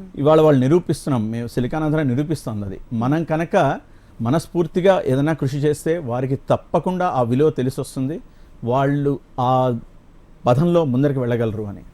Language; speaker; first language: Telugu; native; Telugu